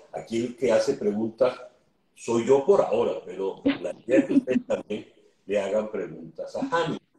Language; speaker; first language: Spanish; native; Spanish